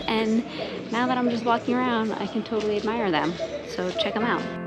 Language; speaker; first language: English; native; English